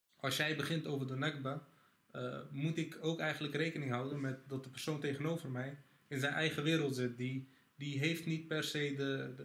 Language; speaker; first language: Dutch; early bilingual, other home language; Arabic